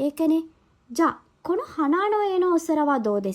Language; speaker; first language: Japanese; non-native, fluent; Sinhala